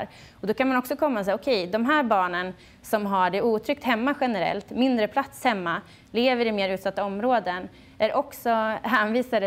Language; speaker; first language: Swedish; native; Swedish